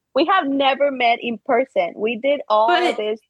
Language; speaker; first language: English; non-native, fluent; Spanish